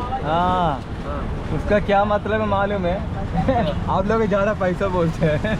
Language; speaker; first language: Hindi; non-native, local second language; Malayalam